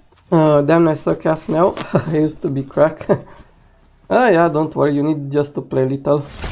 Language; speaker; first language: English; non-native, fluent; Romanian